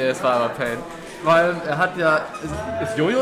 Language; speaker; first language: German; native; German